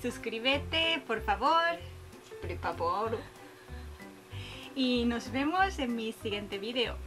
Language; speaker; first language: Spanish; non-native, fluent; Korean